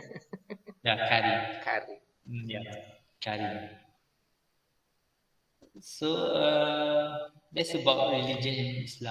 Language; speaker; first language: English; non-native, local second language; Malay